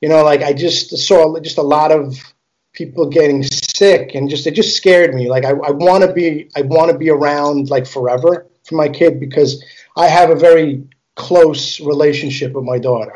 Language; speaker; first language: English; early bilingual, other home language; Italian